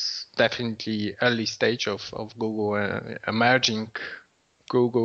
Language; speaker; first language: English; non-native, fluent; Polish